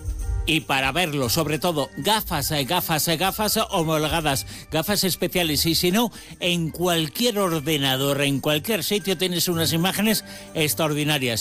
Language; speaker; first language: Spanish; native; Spanish